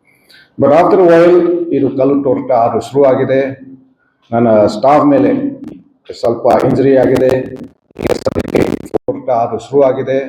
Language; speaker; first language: Kannada; non-native, fluent; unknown